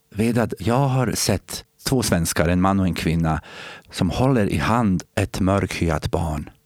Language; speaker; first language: Swedish; non-native, fluent; Bosnian